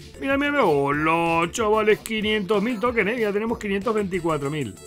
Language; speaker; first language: Spanish; native; Spanish